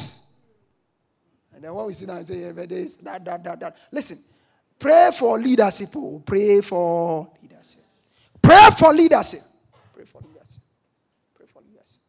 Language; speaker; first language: English; non-native, local second language; Akan